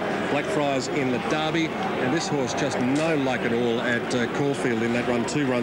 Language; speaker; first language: English; native; English